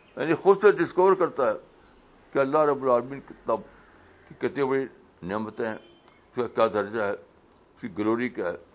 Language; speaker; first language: Urdu; native; Urdu